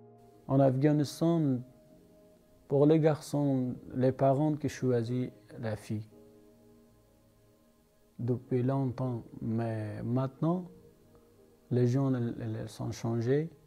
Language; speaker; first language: French; non-native, learner; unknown